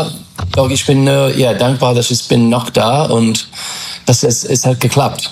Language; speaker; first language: German; non-native, learner; English